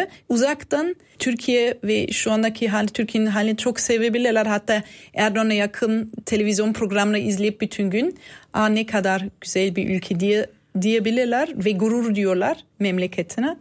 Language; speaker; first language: Turkish; non-native, fluent; German